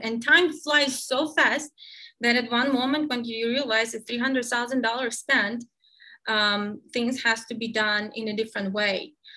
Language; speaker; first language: English; non-native, fluent; Ukrainian